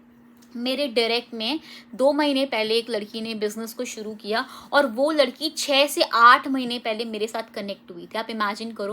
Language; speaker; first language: Hindi; native; Hindi